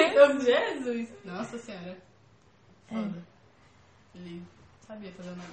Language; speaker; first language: Portuguese; native; Portuguese